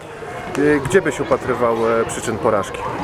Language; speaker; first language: Polish; native; Polish